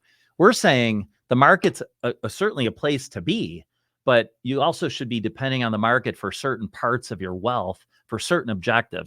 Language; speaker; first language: English; native; English